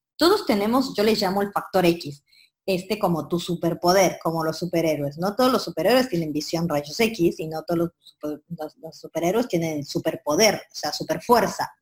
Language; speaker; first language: Spanish; native; Spanish